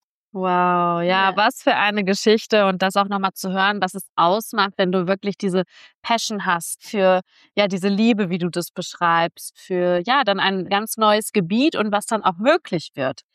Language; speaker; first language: German; native; German